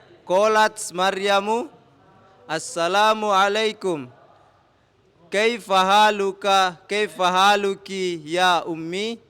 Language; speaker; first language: Arabic; non-native, learner; Indonesian